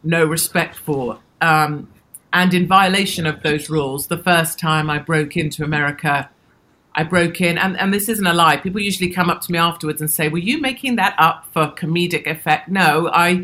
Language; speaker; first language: English; native; English